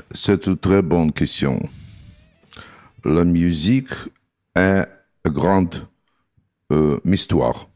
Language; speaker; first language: French; non-native, learner; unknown